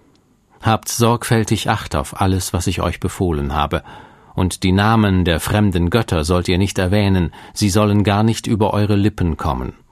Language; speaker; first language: German; native; German